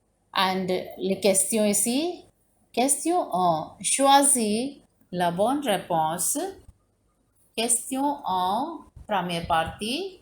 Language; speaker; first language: French; non-native, learner; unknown